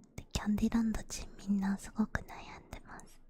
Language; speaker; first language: Japanese; non-native, fluent; English